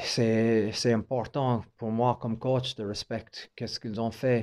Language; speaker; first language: French; non-native, fluent; English